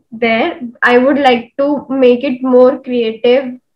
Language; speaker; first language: English; non-native, local second language; Marathi